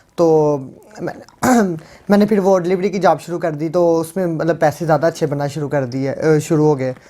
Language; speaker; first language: Urdu; non-native, local second language; Punjabi